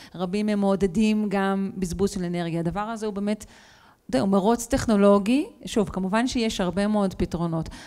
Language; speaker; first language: Hebrew; native; Hebrew